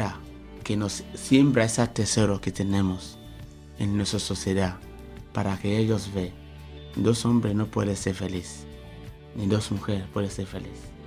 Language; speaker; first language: Spanish; non-native, fluent; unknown